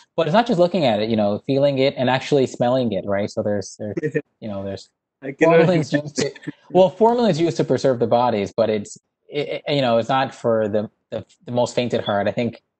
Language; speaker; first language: English; native; English